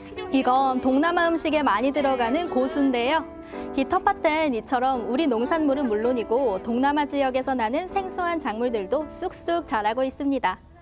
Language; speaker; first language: Korean; native; Korean